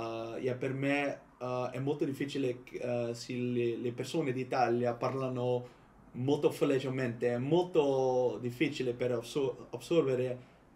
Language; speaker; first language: Italian; non-native, learner; Dutch